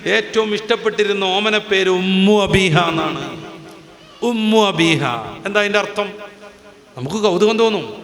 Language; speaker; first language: Malayalam; native; Malayalam